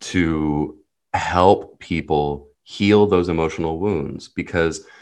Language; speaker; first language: English; early bilingual, other home language; Hebrew